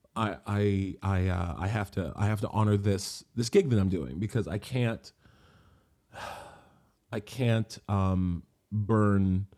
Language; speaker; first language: English; native; English